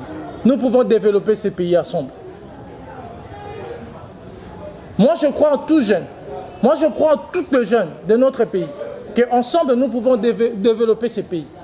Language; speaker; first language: French; non-native, local second language; Lingala